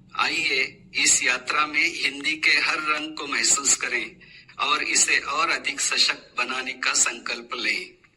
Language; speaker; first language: Hindi; non-native, local second language; Marathi